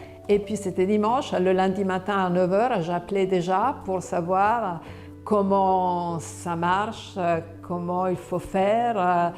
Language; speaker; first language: French; non-native, fluent; Italian